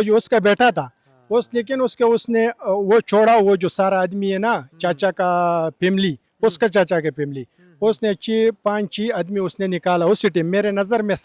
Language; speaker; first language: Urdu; non-native, local second language; Pashto